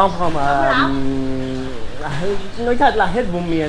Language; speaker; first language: Vietnamese; non-native, learner; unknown